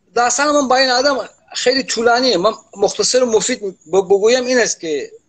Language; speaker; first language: Persian; non-native, local second language; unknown